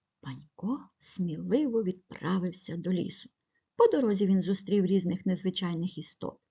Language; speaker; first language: Ukrainian; native; Ukrainian